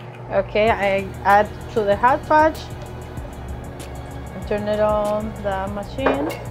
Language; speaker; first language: English; non-native, learner; Spanish